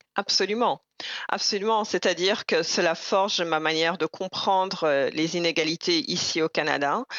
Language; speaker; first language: French; non-native, local second language; Rundi